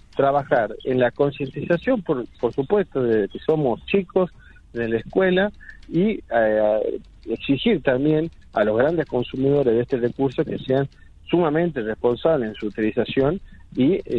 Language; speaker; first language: Spanish; native; Spanish